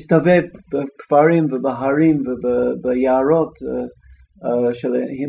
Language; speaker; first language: Hebrew; non-native, fluent; English